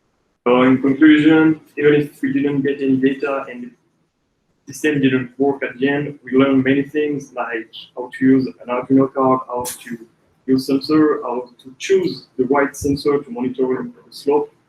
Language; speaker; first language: English; non-native, fluent; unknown